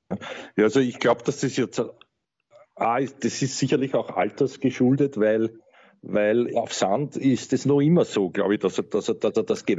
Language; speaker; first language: German; native; German